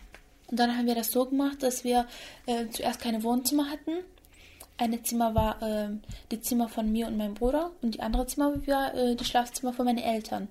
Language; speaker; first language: German; early bilingual, other home language; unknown